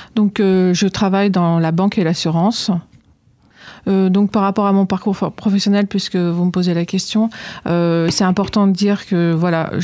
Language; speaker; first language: French; native; French